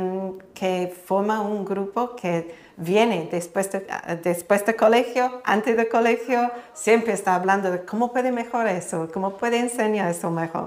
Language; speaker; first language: Spanish; non-native, fluent; English